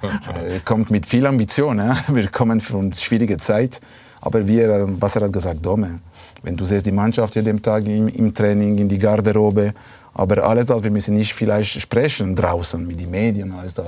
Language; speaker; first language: German; non-native, fluent; Italian